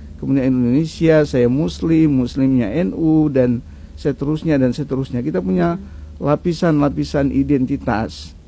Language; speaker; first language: Indonesian; native; Indonesian